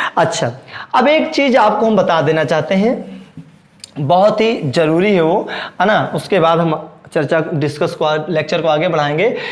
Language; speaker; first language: Hindi; native; Hindi